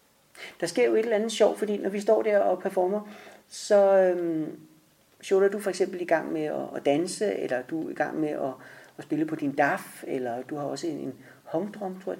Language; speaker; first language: Danish; native; Danish